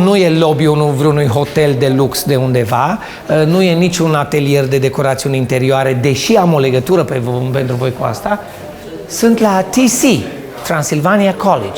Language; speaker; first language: Romanian; native; Romanian